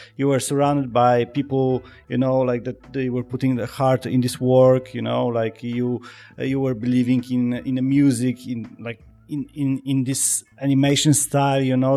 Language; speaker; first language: English; non-native, fluent; Polish